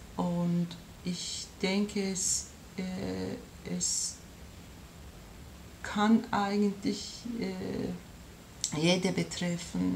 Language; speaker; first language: German; non-native, fluent; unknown